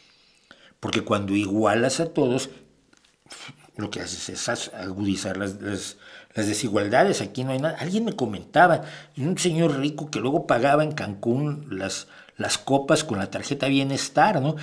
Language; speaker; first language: Spanish; native; Spanish